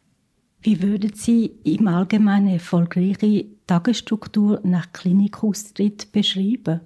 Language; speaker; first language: German; native; German